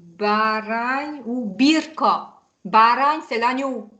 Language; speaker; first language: French; non-native, fluent; Hungarian